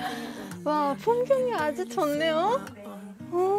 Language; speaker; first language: Korean; non-native, fluent; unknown